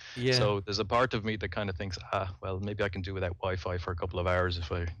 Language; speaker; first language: English; native; English